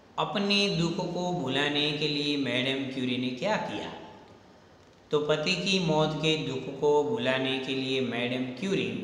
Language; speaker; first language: Hindi; non-native, local second language; Gujarati